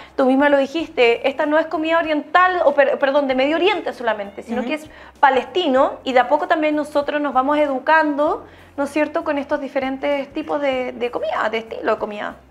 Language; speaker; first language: Spanish; native; Spanish